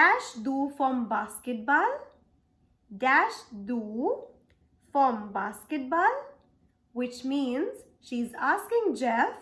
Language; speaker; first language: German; non-native, fluent; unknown